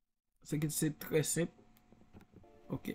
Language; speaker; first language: French; non-native, local second language; Haitian Creole